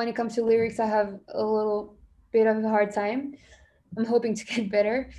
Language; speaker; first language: English; non-native, fluent; French